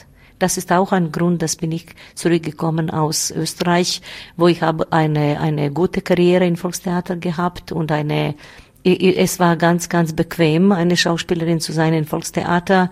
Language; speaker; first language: German; non-native, learner; Bosnian